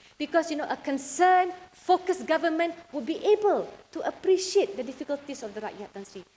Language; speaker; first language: English; non-native, local second language; Malay